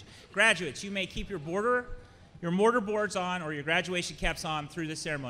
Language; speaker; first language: English; native; English